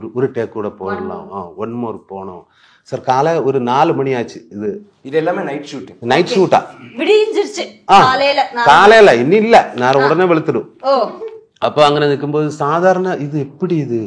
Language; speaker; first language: Tamil; non-native, learner; Malayalam